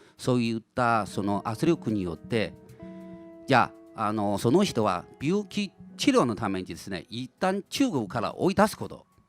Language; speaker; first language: Japanese; non-native, fluent; Chinese